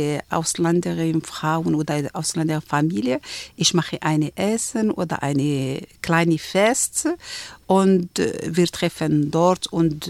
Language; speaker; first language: German; non-native, learner; Arabic